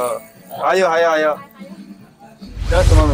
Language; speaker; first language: Chinese; non-native, learner; Rundi